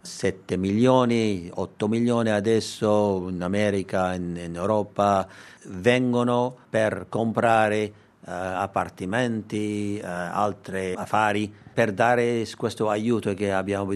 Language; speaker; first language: Italian; non-native, learner; Armenian